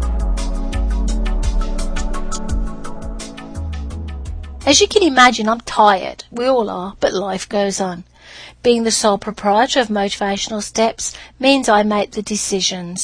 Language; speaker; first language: English; native; English